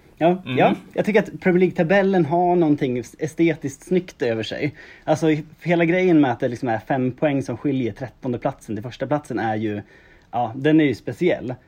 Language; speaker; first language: Swedish; native; Swedish